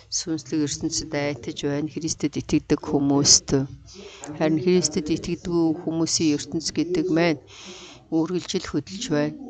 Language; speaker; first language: Mongolian; non-native, fluent; Korean